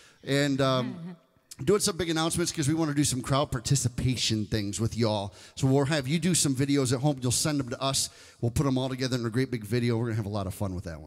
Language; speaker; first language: English; native; English